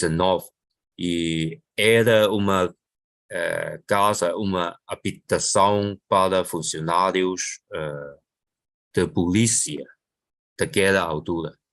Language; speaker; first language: Portuguese; non-native, local second language; Chinese